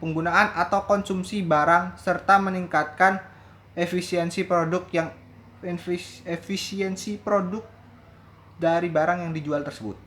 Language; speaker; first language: Indonesian; native; Indonesian